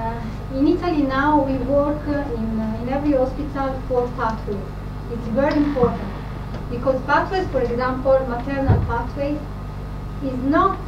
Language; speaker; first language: English; non-native, fluent; Italian